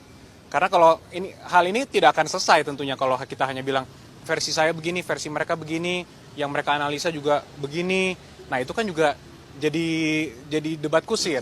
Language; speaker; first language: Indonesian; native; Indonesian